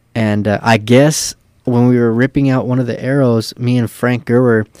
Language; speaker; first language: English; native; English